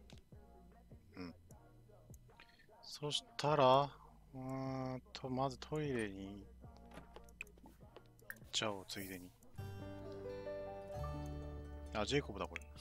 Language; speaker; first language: Japanese; native; Japanese